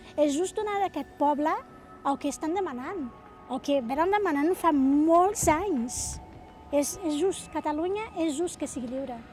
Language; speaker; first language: Catalan; non-native, fluent; Portuguese